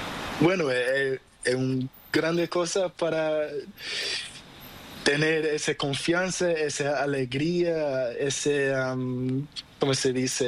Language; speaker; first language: Spanish; non-native, learner; Portuguese